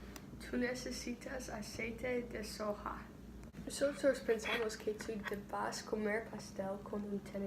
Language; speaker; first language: Spanish; non-native, learner; English